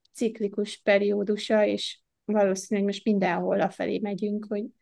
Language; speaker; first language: Hungarian; native; Hungarian